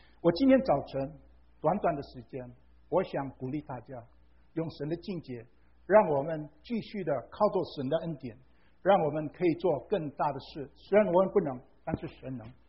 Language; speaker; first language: Chinese; non-native, fluent; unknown